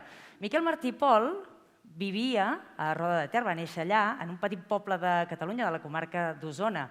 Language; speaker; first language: Catalan; native; Catalan